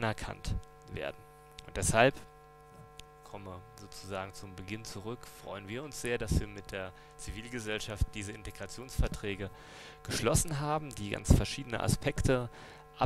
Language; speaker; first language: German; native; German